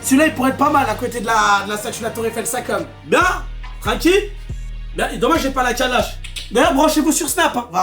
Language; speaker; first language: French; native; French